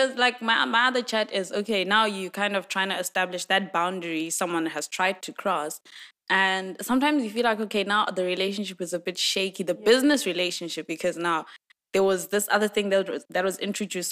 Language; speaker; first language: English; non-native, local second language; Swati